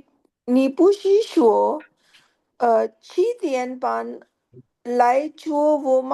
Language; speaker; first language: Chinese; non-native, learner; Hindi